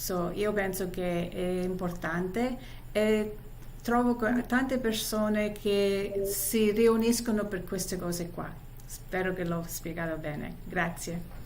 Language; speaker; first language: Italian; early bilingual, heritage; Italian